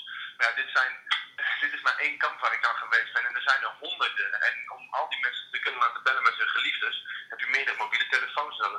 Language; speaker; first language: Dutch; native; Dutch